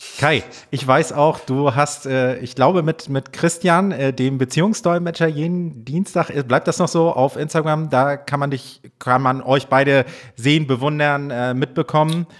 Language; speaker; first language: German; native; German